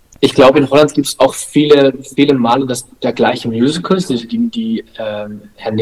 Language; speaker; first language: German; non-native, learner; Dutch